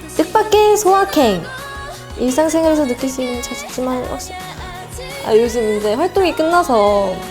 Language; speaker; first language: Korean; native; Korean